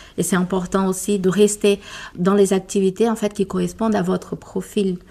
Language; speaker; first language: French; non-native, fluent; Portuguese